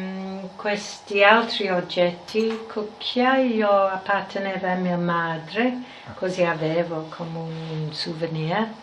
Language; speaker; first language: Italian; non-native, fluent; English